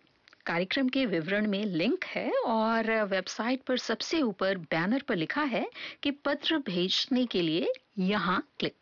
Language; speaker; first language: Hindi; native; Hindi